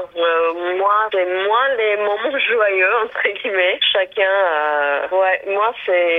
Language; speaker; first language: French; non-native, fluent; Armenian